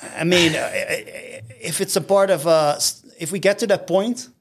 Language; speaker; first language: English; non-native, fluent; Dutch